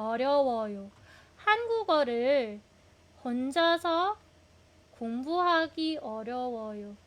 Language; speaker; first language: Korean; non-native, fluent; Filipino